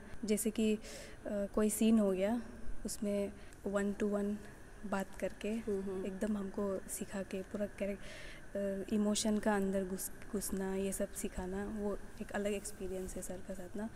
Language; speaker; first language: Hindi; non-native, local second language; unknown